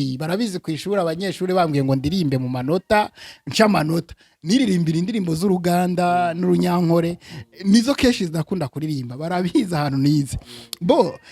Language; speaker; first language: Rundi; early bilingual, heritage; Rundi